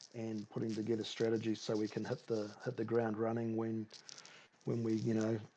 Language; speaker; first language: English; native; English